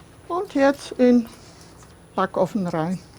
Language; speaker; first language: German; non-native, fluent; Polish